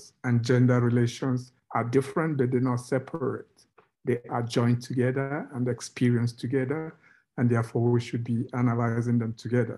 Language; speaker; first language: English; non-native, local second language; Igbo